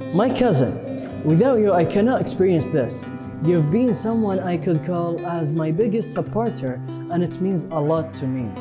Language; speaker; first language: English; non-native, fluent; Arabic